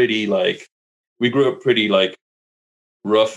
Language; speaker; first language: English; native; English